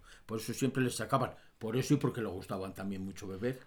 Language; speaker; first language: Spanish; native; Spanish